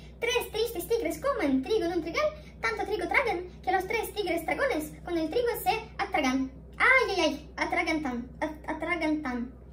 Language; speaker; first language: Spanish; non-native, fluent; Russian